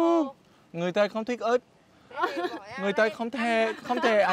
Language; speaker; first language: Vietnamese; non-native, learner; English